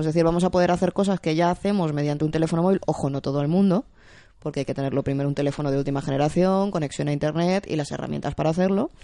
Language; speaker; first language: Spanish; native; Spanish